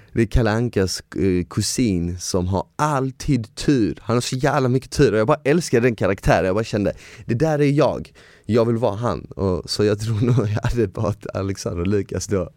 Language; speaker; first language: Swedish; early bilingual, other home language; Bosnian